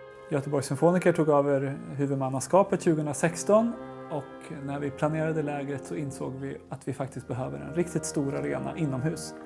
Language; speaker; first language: Swedish; native; Swedish